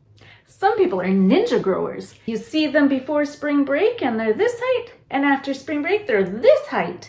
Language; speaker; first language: English; native; English